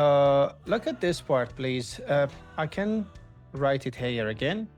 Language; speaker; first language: English; non-native, fluent; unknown